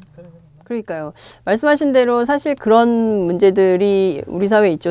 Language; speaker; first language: Korean; native; Korean